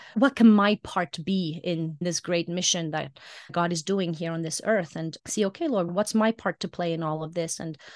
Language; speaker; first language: English; early bilingual, heritage; Icelandic